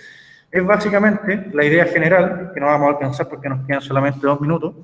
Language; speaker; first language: Spanish; native; Spanish